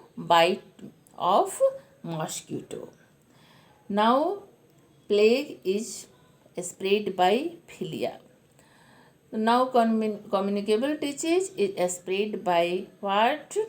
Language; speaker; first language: English; non-native, local second language; Hindi